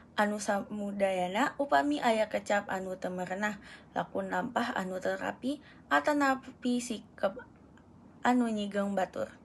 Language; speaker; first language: Sundanese; native; Sundanese